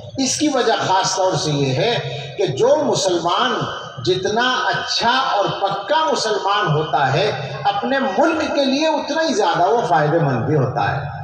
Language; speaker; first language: Urdu; native; Urdu